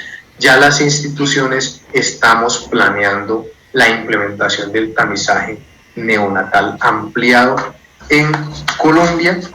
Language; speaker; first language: Spanish; native; Spanish